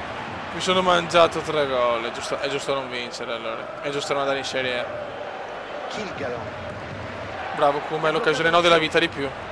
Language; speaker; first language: Italian; native; Italian